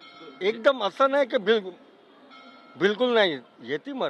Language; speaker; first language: Marathi; non-native, learner; Hindi